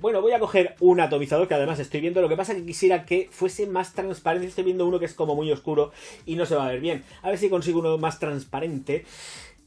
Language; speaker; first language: Spanish; native; Spanish